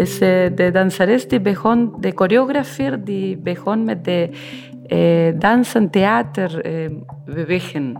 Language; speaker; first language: Dutch; non-native, learner; Spanish